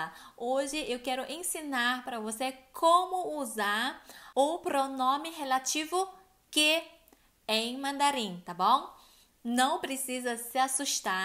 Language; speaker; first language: Portuguese; non-native, fluent; Chinese